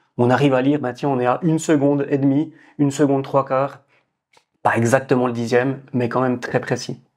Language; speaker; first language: French; native; French